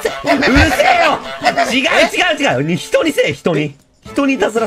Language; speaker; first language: Japanese; native; Japanese